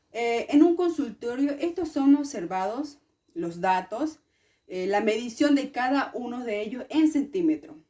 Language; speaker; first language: Spanish; native; Spanish